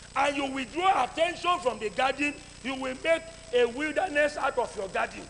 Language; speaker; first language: English; non-native, local second language; Yoruba